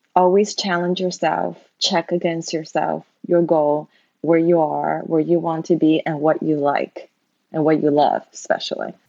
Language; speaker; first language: English; non-native, fluent; Chinese